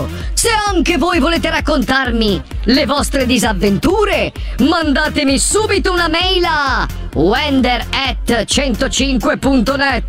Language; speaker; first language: Italian; native; Italian